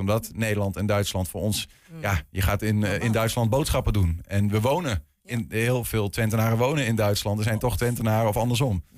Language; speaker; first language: Dutch; native; Dutch